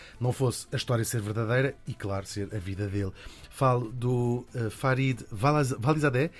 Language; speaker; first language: Portuguese; native; Portuguese